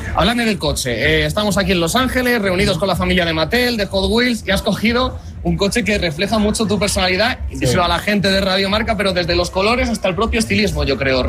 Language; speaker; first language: Spanish; native; Spanish